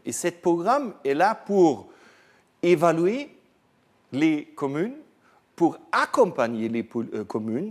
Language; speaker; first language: French; non-native, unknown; German